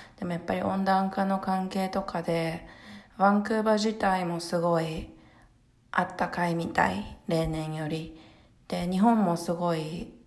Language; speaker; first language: Japanese; early bilingual, heritage; Japanese